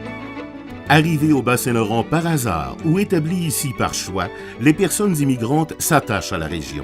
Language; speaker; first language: French; native; French